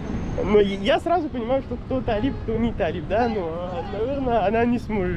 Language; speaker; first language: Russian; non-native, learner; Pashto